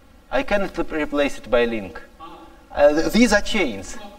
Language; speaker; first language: English; non-native, fluent; Russian